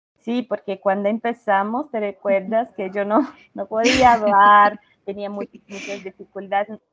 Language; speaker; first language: Spanish; non-native, learner; Portuguese